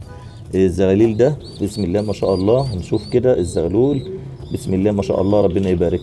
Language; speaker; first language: Arabic; native; Arabic